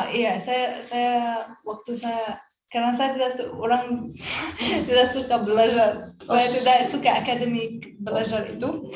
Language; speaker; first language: Indonesian; non-native, learner; Arabic